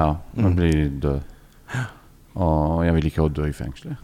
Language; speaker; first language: Norwegian; non-native, learner; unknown